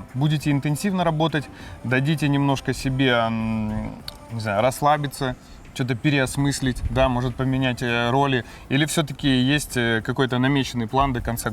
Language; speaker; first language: Russian; native; Russian